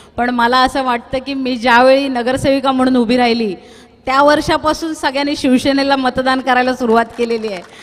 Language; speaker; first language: Marathi; non-native, local second language; Tulu